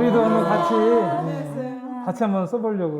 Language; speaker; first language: Korean; native; Korean